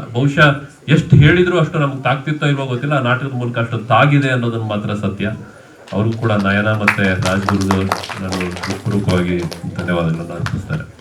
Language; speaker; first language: Kannada; native; Kannada